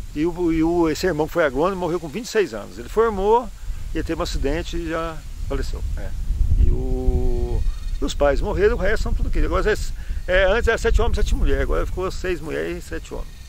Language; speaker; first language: Portuguese; native; Portuguese